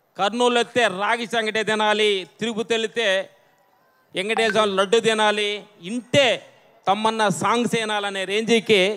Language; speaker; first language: Telugu; native; Telugu